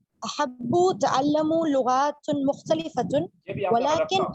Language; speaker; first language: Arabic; non-native, learner; Urdu